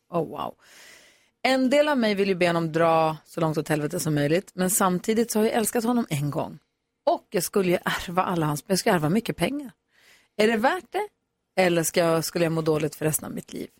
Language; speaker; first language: Swedish; native; Swedish